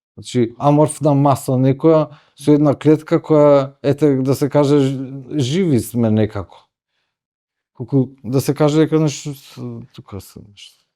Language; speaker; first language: Macedonian; native; Macedonian